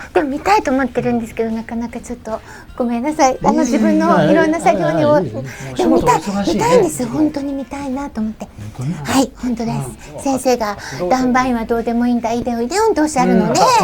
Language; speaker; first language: Japanese; native; Japanese